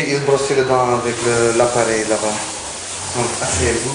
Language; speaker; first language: French; non-native, learner; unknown